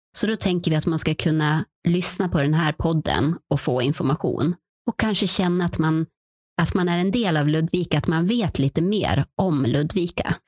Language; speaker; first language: Swedish; native; Swedish